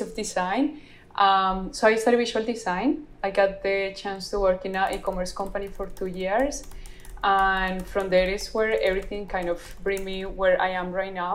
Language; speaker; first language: English; non-native, fluent; Spanish